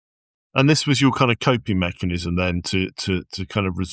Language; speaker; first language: English; native; English